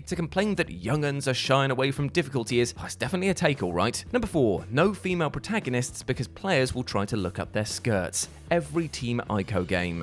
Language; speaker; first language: English; native; English